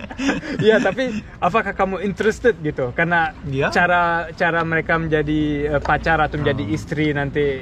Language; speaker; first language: Indonesian; early bilingual, heritage; Indonesian